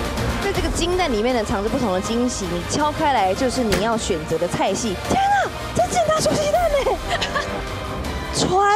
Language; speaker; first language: Chinese; native; Chinese